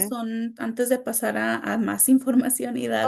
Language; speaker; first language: Spanish; native; Spanish